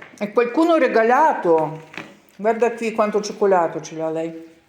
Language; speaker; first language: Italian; non-native, learner; Ukrainian